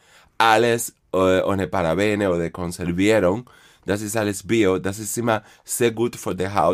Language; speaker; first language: German; non-native, fluent; Spanish